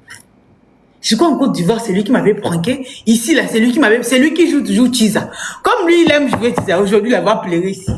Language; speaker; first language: French; non-native, local second language; Lingala